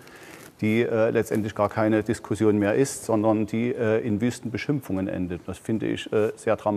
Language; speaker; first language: German; native; German